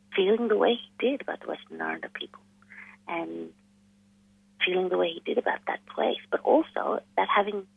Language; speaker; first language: English; non-native, local second language; Hindi